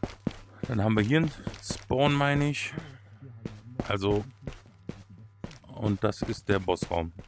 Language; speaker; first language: German; native; German